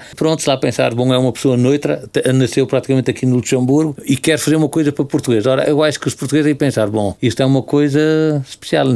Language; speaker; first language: Portuguese; early bilingual, heritage; Portuguese